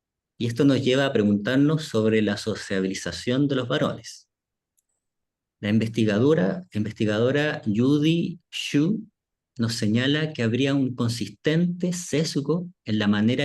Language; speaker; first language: Spanish; native; Spanish